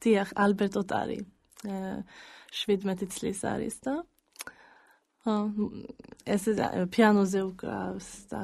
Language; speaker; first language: Georgian; early bilingual, heritage; Georgian